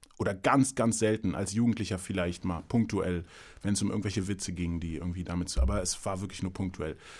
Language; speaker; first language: German; early bilingual, other home language; English